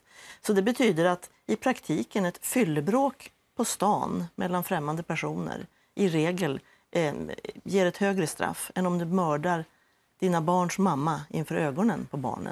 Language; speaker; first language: Swedish; native; Swedish